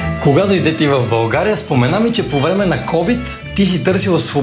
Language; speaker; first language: Bulgarian; native; Bulgarian